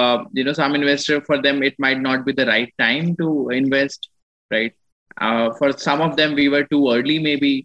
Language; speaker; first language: English; non-native, local second language; Punjabi